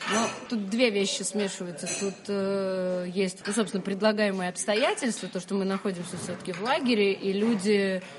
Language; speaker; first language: Russian; early bilingual, other home language; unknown